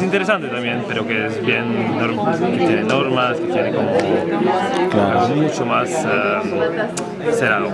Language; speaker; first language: Spanish; non-native, fluent; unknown